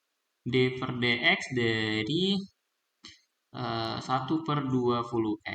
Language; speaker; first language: Indonesian; native; Indonesian